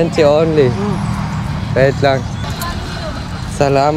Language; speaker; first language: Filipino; non-native, learner; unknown